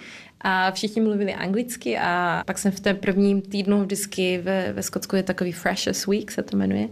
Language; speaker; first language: Czech; early bilingual, heritage; Czech